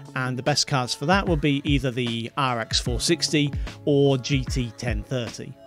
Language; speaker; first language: English; native; English